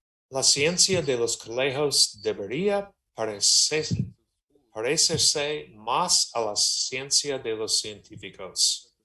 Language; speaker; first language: Spanish; non-native, learner; English